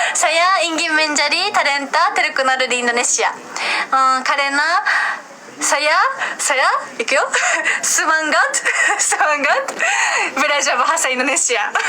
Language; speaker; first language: Indonesian; non-native, learner; Japanese